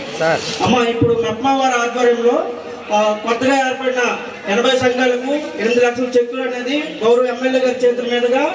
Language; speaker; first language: Telugu; native; Telugu